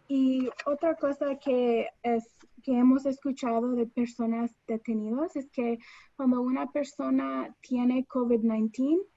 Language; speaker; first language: Spanish; non-native, fluent; English